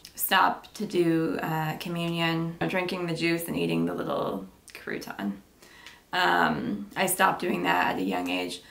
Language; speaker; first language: English; native; English